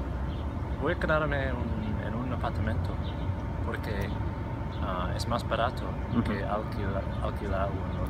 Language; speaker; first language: Spanish; non-native, fluent; English